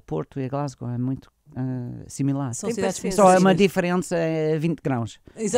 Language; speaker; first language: Portuguese; non-native, learner; English